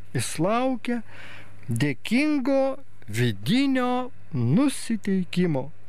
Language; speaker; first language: Lithuanian; native; Lithuanian